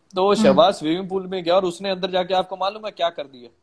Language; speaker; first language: Hindi; non-native, local second language; Punjabi